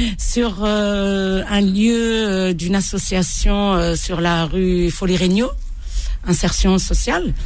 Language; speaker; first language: French; non-native, local second language; Arabic